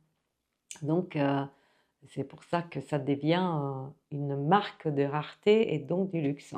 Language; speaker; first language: French; non-native, fluent; Italian